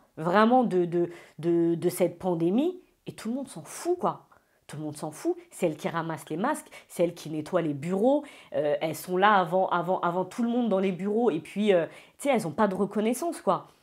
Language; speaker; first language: French; native; French